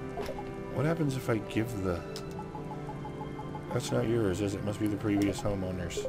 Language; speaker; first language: English; native; English